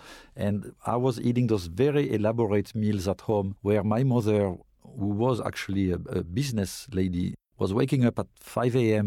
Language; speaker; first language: English; non-native, fluent; French